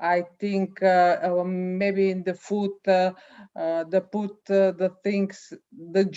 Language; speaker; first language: English; non-native, learner; Bulgarian